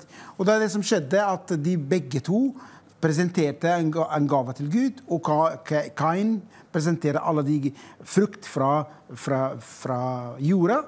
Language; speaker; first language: Swedish; non-native, fluent; Arabic